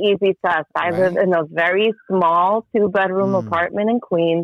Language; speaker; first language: English; native; English